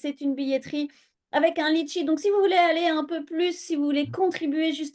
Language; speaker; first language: French; native; French